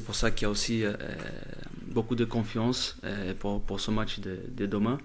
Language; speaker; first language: French; non-native, fluent; Portuguese